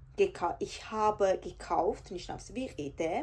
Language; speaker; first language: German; non-native, fluent; Georgian